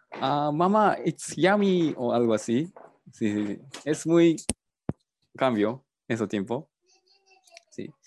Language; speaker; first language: Spanish; non-native, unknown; Japanese